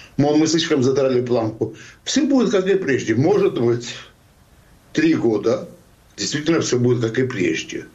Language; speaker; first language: Russian; non-native, local second language; Georgian